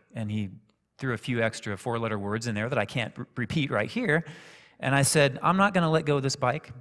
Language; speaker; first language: English; native; English